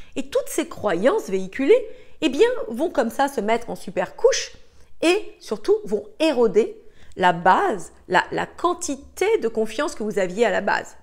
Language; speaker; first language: French; native; French